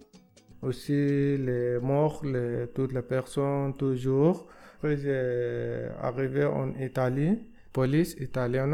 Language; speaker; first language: French; non-native, learner; Arabic